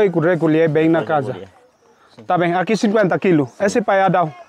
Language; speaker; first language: Portuguese; non-native, learner; Vietnamese